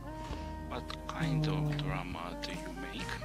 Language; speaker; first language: English; non-native, learner; Japanese